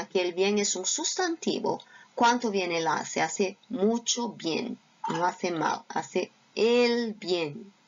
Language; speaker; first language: Spanish; non-native, fluent; Portuguese